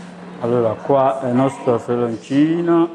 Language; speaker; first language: Italian; non-native, learner; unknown